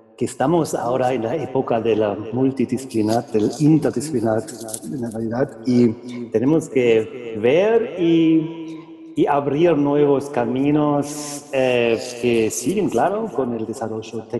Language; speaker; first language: Spanish; non-native, fluent; German